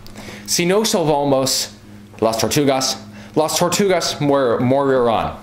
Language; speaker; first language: Spanish; non-native, learner; English